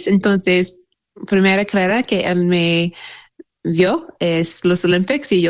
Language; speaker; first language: Spanish; non-native, learner; English